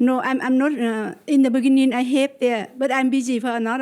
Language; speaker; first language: English; non-native, learner; Vietnamese